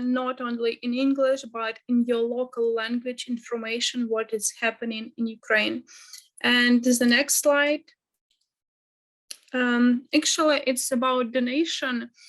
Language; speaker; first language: English; non-native, fluent; Ukrainian